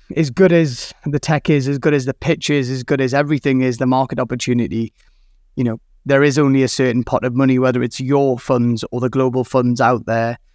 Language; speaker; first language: English; native; English